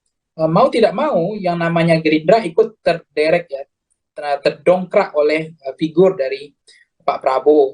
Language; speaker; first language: Indonesian; native; Indonesian